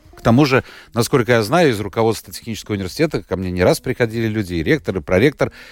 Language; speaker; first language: Russian; native; Russian